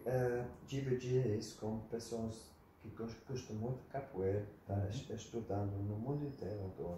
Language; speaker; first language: Portuguese; non-native, learner; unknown